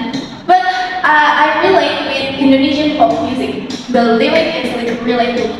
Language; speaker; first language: English; non-native, learner; Indonesian